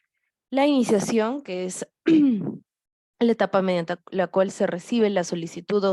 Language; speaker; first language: Spanish; native; Spanish